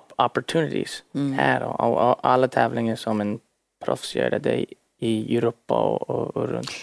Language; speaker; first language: Swedish; early bilingual, heritage; Swedish